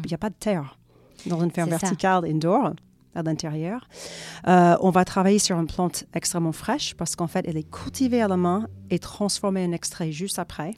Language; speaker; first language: French; non-native, fluent; English